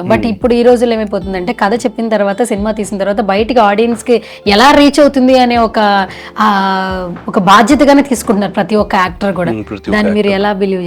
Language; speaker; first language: Telugu; native; Telugu